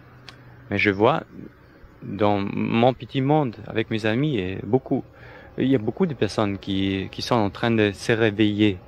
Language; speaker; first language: French; non-native, fluent; German